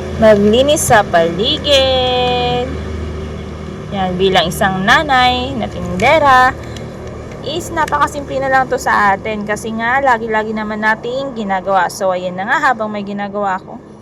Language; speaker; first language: Filipino; native; Filipino